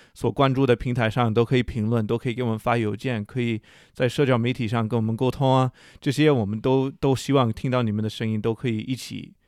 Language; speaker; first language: Chinese; non-native, fluent; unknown